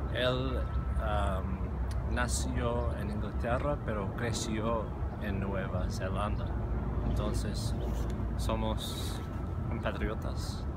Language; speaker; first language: Spanish; non-native, fluent; English